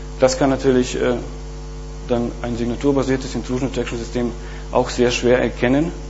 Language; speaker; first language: German; non-native, fluent; Bosnian